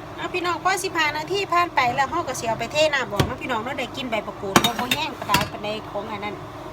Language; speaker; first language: Thai; native; Thai